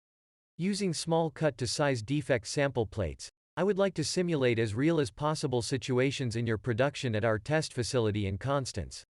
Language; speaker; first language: English; non-native, fluent; German